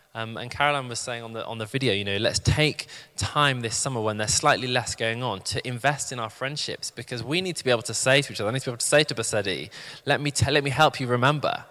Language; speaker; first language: English; native; English